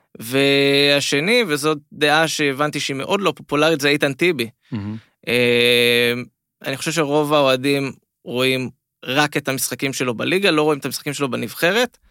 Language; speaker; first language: Hebrew; native; Hebrew